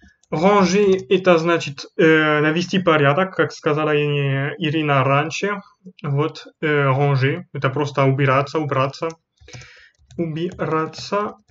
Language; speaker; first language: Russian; non-native, fluent; French